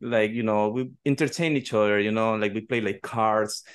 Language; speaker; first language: English; non-native, fluent; Spanish